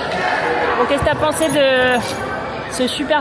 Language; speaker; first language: French; native; French